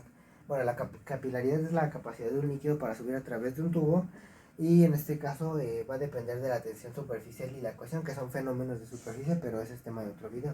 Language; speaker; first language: Spanish; native; Spanish